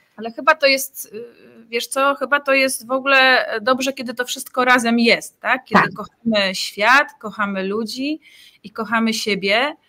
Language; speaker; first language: Polish; native; Polish